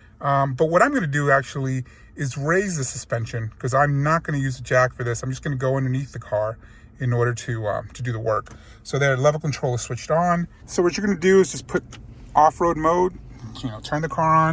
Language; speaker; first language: English; native; English